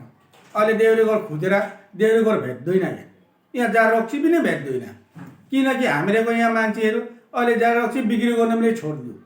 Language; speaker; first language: Nepali; non-native, local second language; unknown